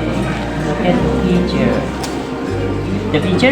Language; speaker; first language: English; non-native, learner; Indonesian